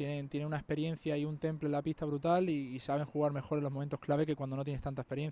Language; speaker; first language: Spanish; native; Spanish